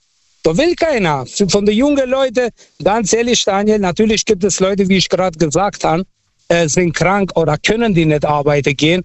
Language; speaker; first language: German; non-native, fluent; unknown